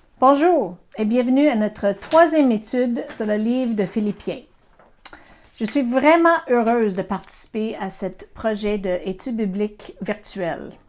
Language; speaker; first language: French; non-native, fluent; English